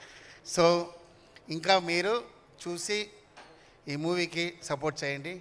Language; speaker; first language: Telugu; non-native, learner; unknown